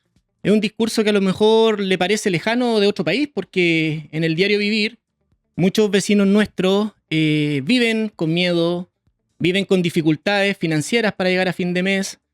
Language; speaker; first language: Spanish; native; Spanish